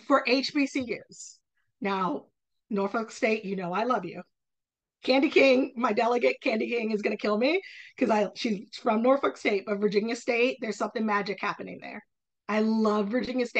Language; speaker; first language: English; native; English